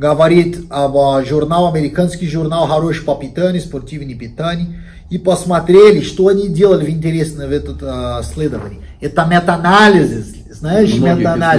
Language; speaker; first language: Russian; non-native, fluent; Portuguese